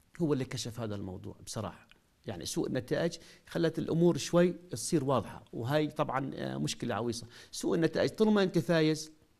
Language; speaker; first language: Arabic; native; Arabic